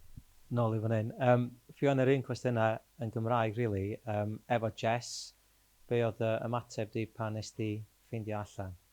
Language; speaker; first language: Welsh; native; Welsh